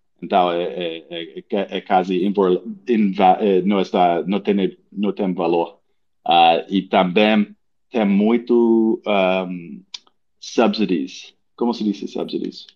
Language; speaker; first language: Portuguese; non-native, learner; English